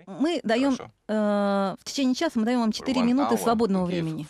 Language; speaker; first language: Russian; native; Russian